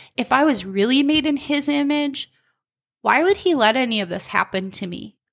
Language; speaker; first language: English; native; English